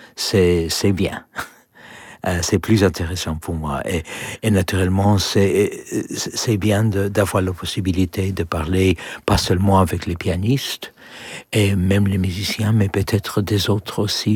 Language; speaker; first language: French; non-native, learner; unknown